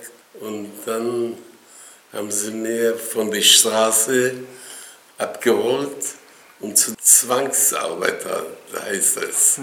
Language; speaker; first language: German; non-native, learner; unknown